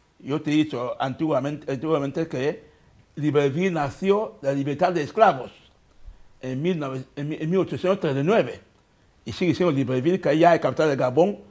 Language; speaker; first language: Spanish; non-native, local second language; Fang